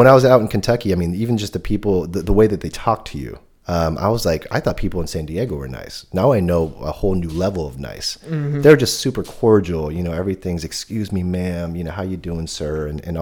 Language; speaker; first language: English; native; English